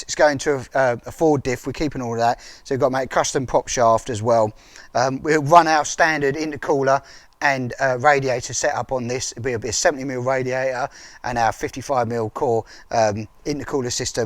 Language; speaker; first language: English; native; English